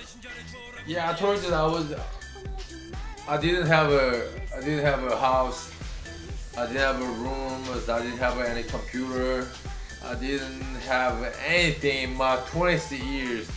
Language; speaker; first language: English; non-native, learner; Korean